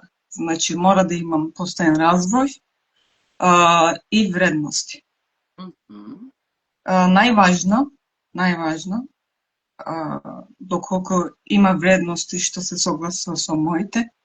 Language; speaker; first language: Macedonian; non-native, local second language; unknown